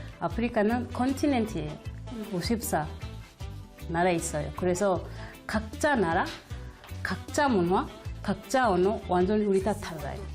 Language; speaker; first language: Korean; non-native, learner; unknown